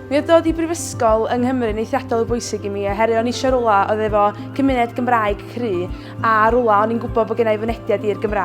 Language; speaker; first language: Welsh; native; Welsh